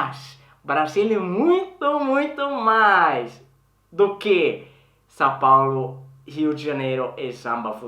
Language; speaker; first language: Portuguese; non-native, learner; Swedish